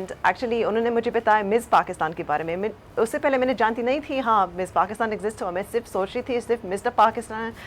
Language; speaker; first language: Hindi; early bilingual, heritage; Hindi